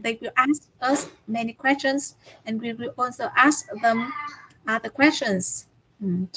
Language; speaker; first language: English; non-native, learner; Vietnamese